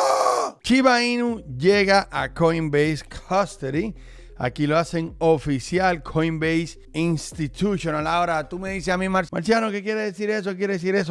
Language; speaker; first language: Spanish; native; Spanish